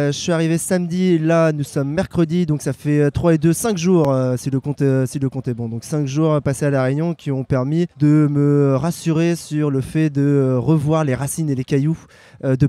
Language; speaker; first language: French; native; French